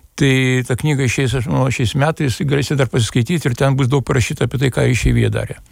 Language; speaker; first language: Lithuanian; native; Lithuanian